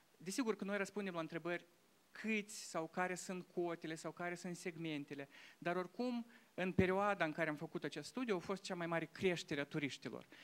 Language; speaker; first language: Romanian; non-native, local second language; Russian